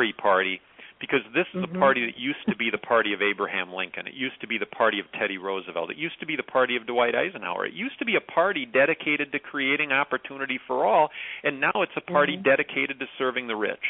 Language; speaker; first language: English; native; English